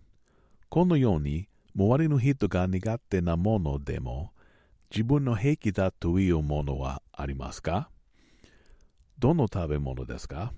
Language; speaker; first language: Japanese; non-native, learner; English